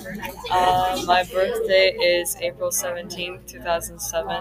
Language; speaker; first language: English; early bilingual, other home language; Russian